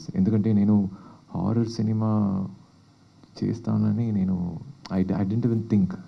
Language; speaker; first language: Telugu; non-native, learner; Tamil